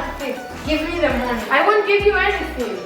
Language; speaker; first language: English; non-native, learner; Catalan